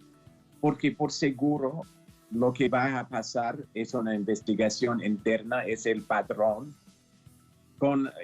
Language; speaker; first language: Spanish; non-native, fluent; English